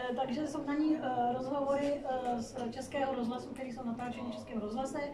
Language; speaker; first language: Czech; non-native, fluent; Hindi